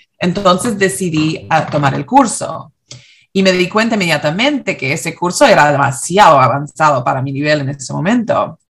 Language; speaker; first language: Spanish; early bilingual, heritage; Spanish